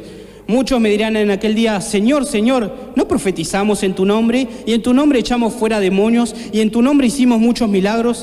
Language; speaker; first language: Spanish; native; Spanish